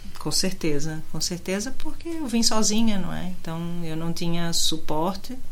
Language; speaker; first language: Portuguese; native; Portuguese